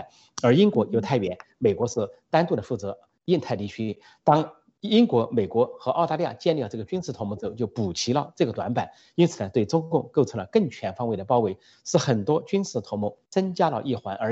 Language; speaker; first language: Chinese; native; Chinese